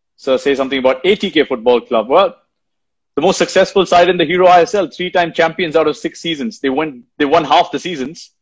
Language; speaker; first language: English; non-native, local second language; Hindi